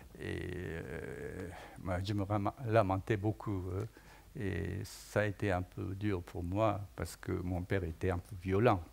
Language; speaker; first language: French; non-native, fluent; Japanese